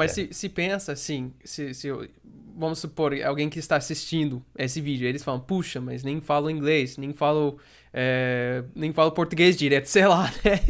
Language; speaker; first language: Portuguese; non-native, fluent; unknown